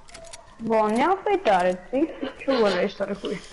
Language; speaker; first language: Italian; native; Italian